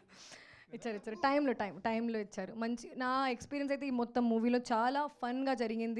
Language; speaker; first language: Telugu; non-native, local second language; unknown